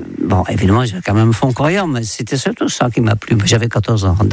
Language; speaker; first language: French; non-native, fluent; Dutch